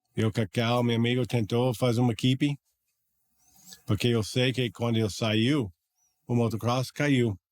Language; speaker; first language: Portuguese; non-native, learner; English